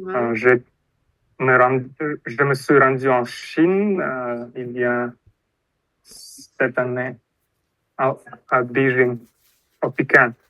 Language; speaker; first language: French; non-native, fluent; Russian